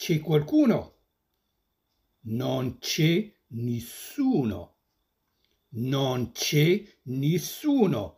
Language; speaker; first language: Italian; non-native, fluent; Arabic